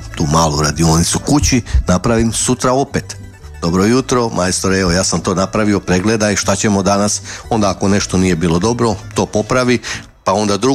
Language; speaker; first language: Croatian; native; Croatian